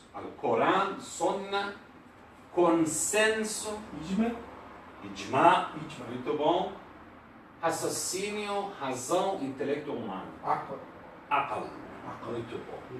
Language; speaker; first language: Portuguese; non-native, learner; Persian